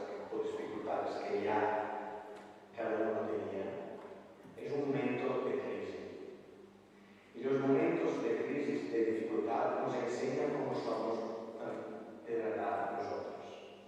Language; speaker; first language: Spanish; non-native, fluent; Italian